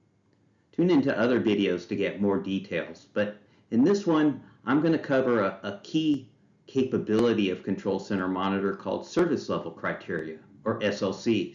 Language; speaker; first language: English; native; English